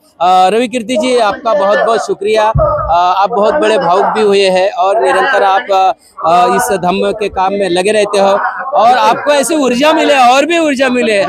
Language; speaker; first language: Hindi; non-native, local second language; Marathi